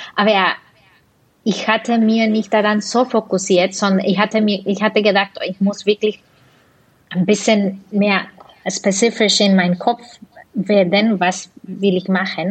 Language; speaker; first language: German; non-native, fluent; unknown